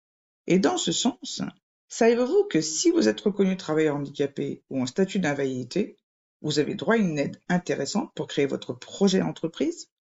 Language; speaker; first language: French; native; French